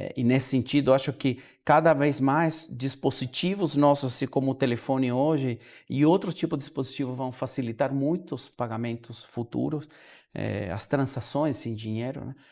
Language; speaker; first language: Portuguese; non-native, fluent; Spanish